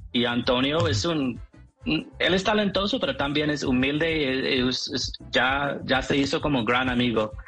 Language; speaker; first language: Spanish; non-native, fluent; English